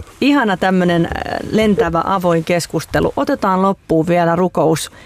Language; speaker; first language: Finnish; native; Finnish